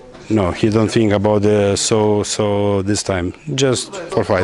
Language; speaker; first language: English; non-native, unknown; Lithuanian